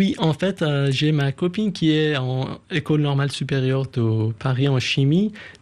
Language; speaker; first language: French; non-native, fluent; Persian